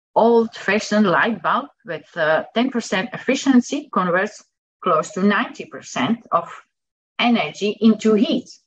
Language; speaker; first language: English; non-native, fluent; Dutch